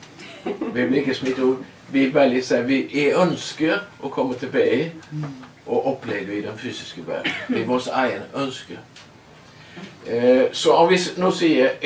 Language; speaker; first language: Swedish; non-native, learner; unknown